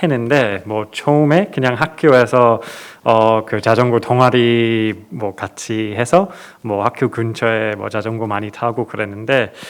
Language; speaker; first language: Korean; non-native, fluent; English